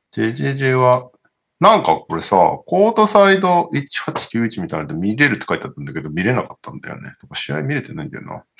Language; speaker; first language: Japanese; early bilingual, heritage; Japanese